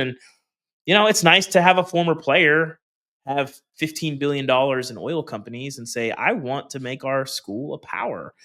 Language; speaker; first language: English; native; English